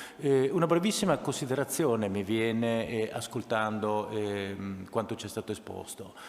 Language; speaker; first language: Italian; native; Italian